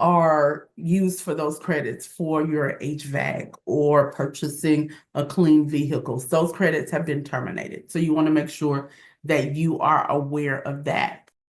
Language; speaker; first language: English; native; English